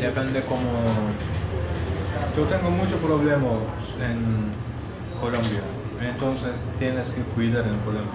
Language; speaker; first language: Spanish; non-native, learner; Turkish